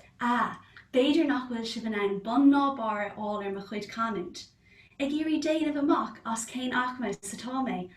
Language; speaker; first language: Irish; non-native, local second language; English